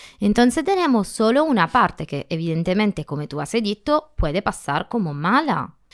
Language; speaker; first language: Spanish; non-native, learner; Italian